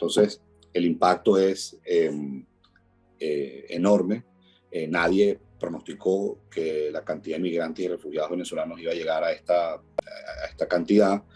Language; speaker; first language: Spanish; native; Spanish